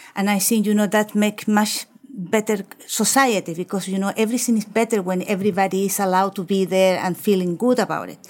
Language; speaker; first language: English; non-native, fluent; Spanish